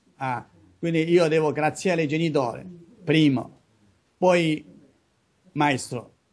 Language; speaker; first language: Italian; non-native, learner; Chinese